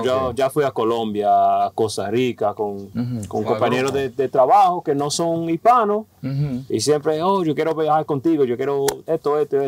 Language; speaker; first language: Spanish; early bilingual, heritage; Spanish